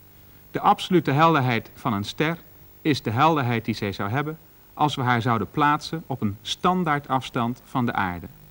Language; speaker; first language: Dutch; native; Dutch